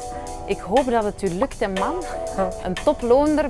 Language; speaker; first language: Dutch; native; Dutch